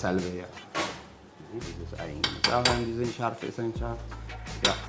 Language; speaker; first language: German; non-native, learner; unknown